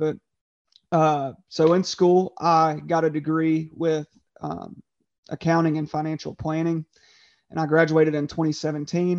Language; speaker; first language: English; native; English